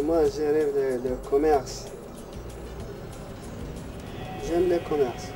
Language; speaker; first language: French; non-native, learner; Arabic